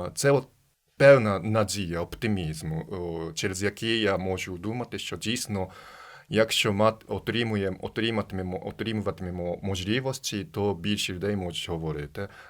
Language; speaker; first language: Ukrainian; non-native, fluent; Japanese